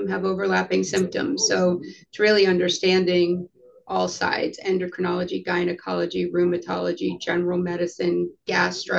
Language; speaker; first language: English; native; English